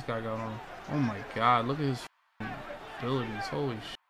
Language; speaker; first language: English; native; English